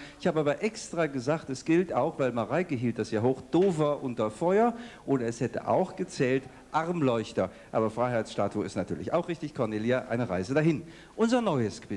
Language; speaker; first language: German; native; German